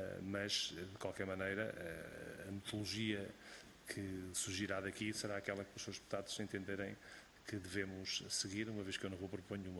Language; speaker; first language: Portuguese; native; Portuguese